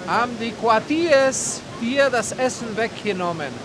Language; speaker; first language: German; early bilingual, heritage; German